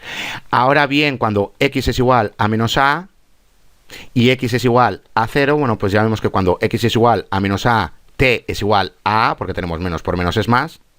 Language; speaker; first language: Spanish; native; Spanish